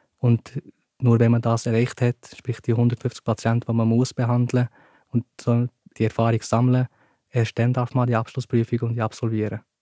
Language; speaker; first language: German; early bilingual, other home language; Turkish